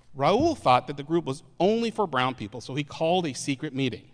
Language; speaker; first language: English; native; English